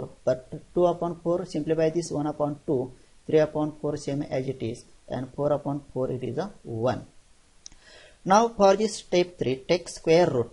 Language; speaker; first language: English; non-native, local second language; Marathi